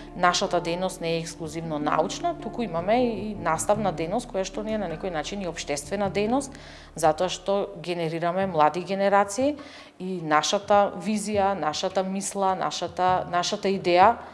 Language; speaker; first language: Macedonian; native; Macedonian